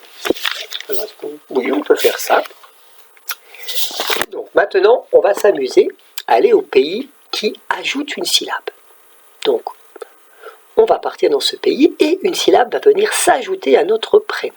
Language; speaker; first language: French; native; French